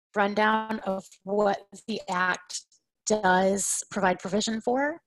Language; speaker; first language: English; native; English